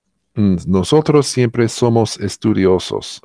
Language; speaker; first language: Spanish; non-native, learner; English